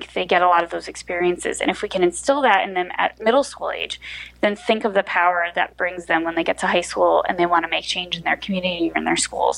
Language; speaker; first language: English; native; English